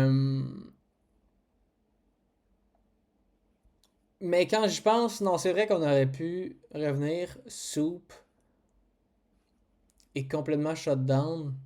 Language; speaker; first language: French; native; French